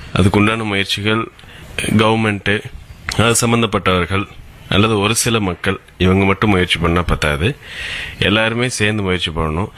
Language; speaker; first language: Tamil; native; Tamil